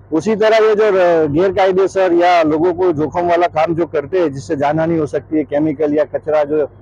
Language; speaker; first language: Hindi; non-native, local second language; Gujarati